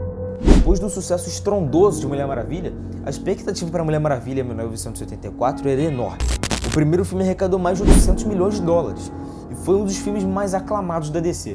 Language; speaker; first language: Portuguese; native; Portuguese